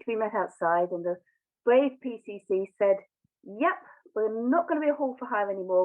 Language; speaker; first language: English; native; English